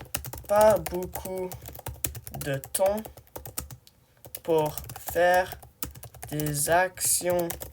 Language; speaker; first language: French; non-native, learner; English